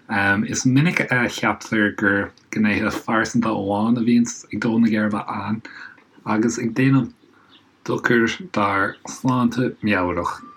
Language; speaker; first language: Irish; non-native, local second language; English